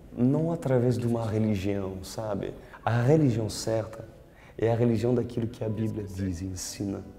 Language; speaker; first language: Portuguese; non-native, fluent; French